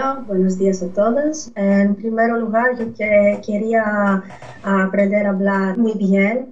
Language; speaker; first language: Spanish; non-native, fluent; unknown